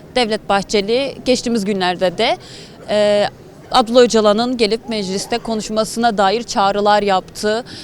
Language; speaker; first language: Turkish; native; Turkish